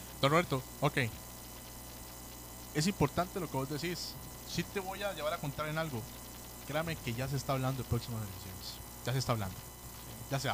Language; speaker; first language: Spanish; native; Spanish